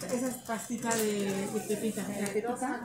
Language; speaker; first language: Spanish; native; Spanish